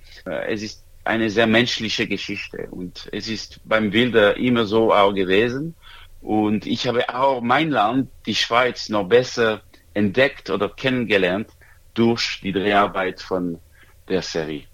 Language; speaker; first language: German; non-native, local second language; French